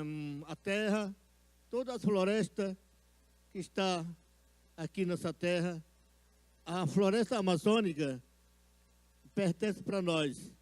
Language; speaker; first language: Portuguese; non-native, local second language; Yanomámi